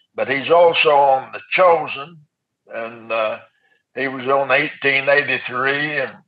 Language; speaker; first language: English; native; English